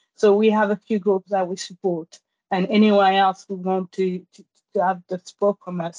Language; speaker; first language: English; non-native, fluent; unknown